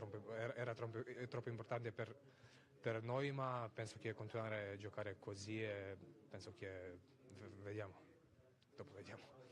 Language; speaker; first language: Italian; non-native, learner; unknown